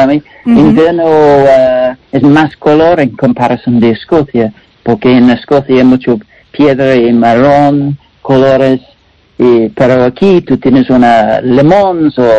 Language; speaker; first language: Spanish; non-native, learner; English